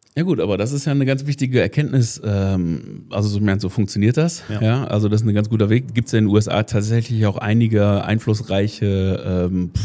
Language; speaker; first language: German; native; German